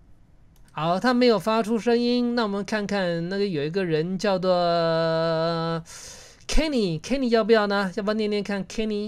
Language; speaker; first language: Chinese; native; Chinese